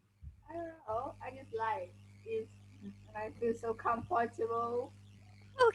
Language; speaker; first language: English; non-native, learner; Vietnamese